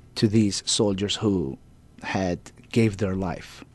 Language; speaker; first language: English; non-native, fluent; Arabic